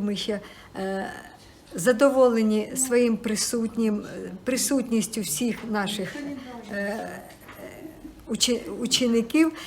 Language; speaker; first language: Ukrainian; non-native, local second language; Russian